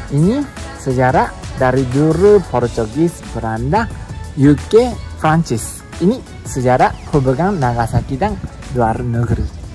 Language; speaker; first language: Indonesian; non-native, learner; Japanese